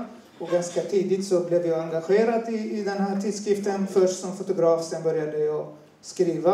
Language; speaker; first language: Swedish; non-native, fluent; Turoyo